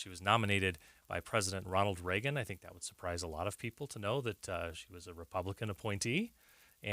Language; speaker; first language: English; native; English